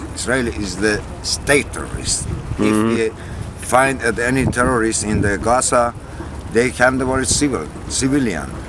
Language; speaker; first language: English; non-native, learner; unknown